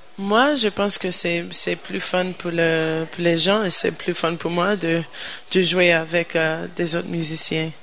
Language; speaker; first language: French; non-native, learner; English